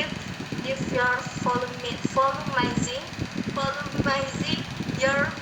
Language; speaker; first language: English; non-native, learner; Indonesian